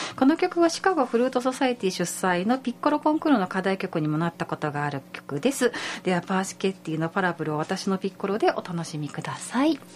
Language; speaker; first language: Japanese; native; Japanese